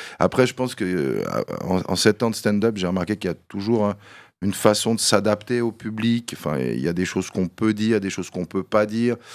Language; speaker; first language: French; early bilingual, other home language; Kabyle